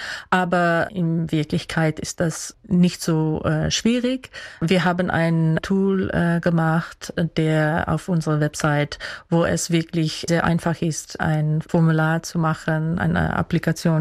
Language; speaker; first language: German; non-native, fluent; Dutch